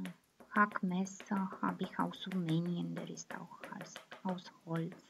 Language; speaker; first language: German; non-native, fluent; Romanian